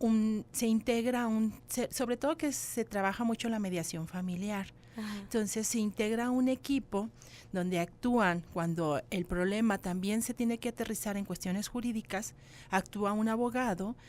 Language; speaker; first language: Spanish; native; Spanish